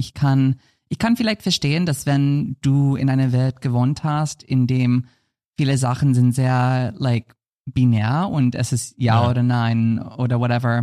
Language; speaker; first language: German; non-native, fluent; English